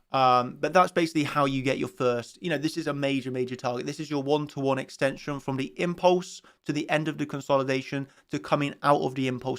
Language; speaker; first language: English; native; English